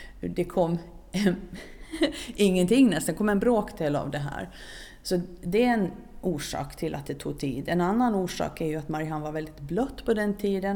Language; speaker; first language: Swedish; native; Swedish